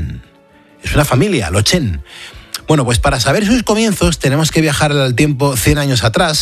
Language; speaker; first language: Spanish; native; Spanish